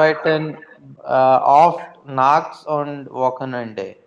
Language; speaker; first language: German; non-native, learner; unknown